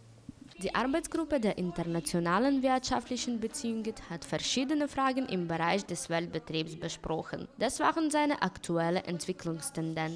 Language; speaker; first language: German; non-native, fluent; Ukrainian